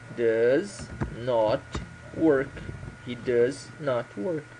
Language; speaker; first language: English; non-native, fluent; Portuguese